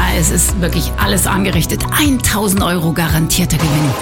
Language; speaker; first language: German; native; German